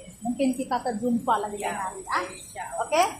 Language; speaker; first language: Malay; non-native, fluent; Filipino